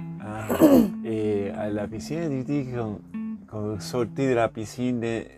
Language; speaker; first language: French; non-native, learner; Spanish